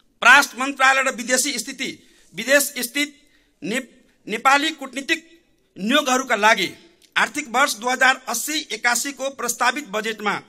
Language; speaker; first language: Nepali; non-native, local second language; Maithili